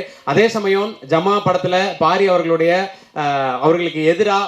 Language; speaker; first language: Tamil; native; Tamil